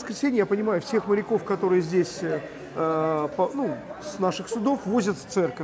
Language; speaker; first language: Russian; native; Russian